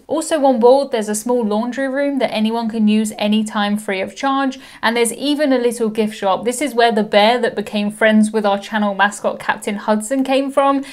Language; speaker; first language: English; native; English